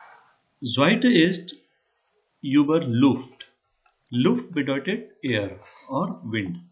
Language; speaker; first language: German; non-native, fluent; Hindi